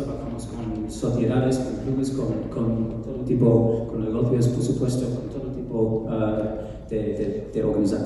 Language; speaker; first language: Spanish; non-native, fluent; English